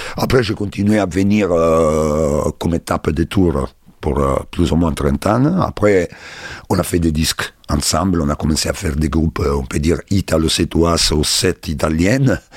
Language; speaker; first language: French; non-native, learner; Italian